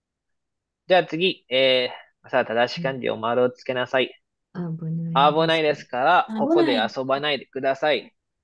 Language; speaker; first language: Japanese; non-native, fluent; Filipino